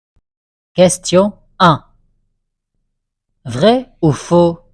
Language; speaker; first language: French; non-native, fluent; Arabic